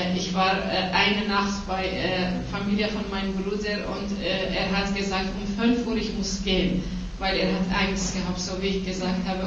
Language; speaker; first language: German; non-native, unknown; Persian